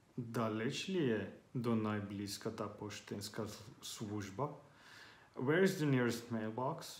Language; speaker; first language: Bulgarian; non-native, learner; Finnish